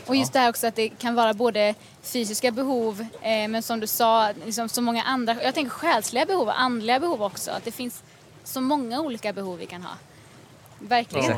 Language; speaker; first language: Swedish; native; Swedish